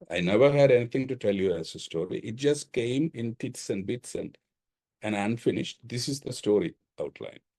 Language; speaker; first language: English; non-native, local second language; Malayalam